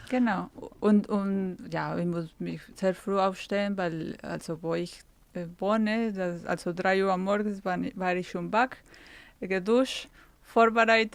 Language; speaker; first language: German; non-native, fluent; Spanish